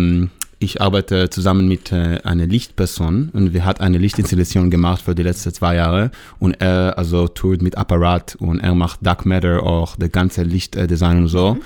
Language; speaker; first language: German; non-native, learner; Hebrew